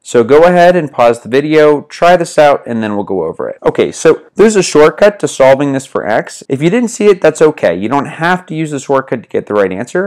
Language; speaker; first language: English; native; English